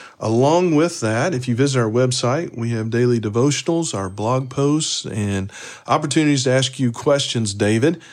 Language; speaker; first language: English; native; English